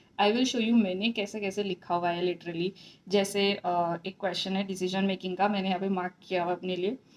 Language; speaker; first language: Hindi; native; Hindi